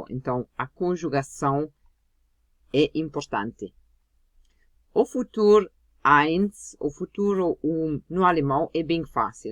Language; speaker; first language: Portuguese; non-native, fluent; German